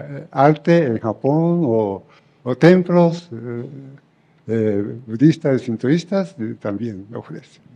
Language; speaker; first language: Spanish; non-native, fluent; Japanese